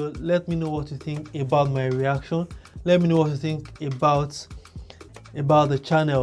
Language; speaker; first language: English; non-native, local second language; Yoruba